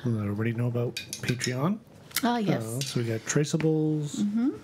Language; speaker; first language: English; native; English